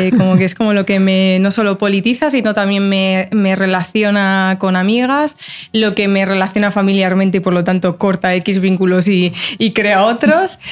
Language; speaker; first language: Spanish; early bilingual, other home language; Portuguese